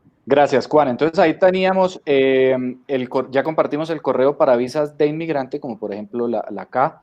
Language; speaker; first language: Spanish; native; Spanish